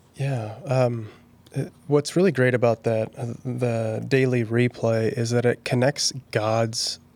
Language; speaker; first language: English; native; English